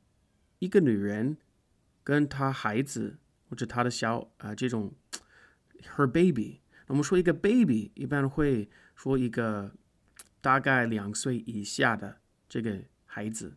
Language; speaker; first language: Chinese; non-native, fluent; English